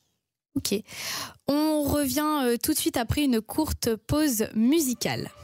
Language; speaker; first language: French; native; French